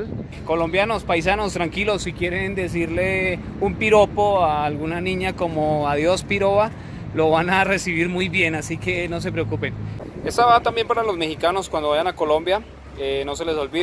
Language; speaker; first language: Spanish; native; Spanish